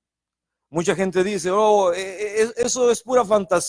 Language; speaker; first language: Spanish; native; Spanish